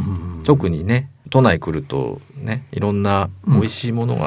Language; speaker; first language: Japanese; native; Japanese